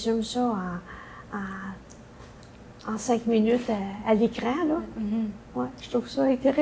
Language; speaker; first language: French; native; French